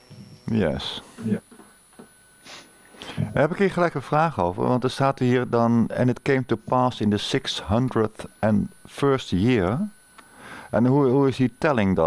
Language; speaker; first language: Dutch; native; Dutch